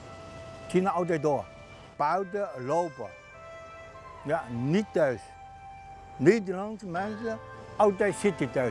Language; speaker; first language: Dutch; non-native, learner; Cantonese